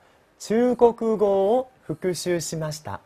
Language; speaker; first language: Japanese; non-native, fluent; Chinese